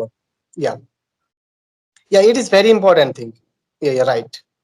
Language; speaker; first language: English; non-native, learner; Bangla